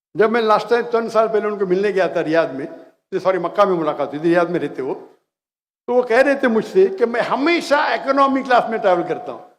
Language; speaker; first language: Hindi; non-native, local second language; Konkani